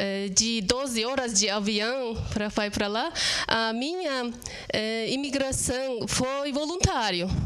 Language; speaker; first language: Portuguese; non-native, fluent; Turkish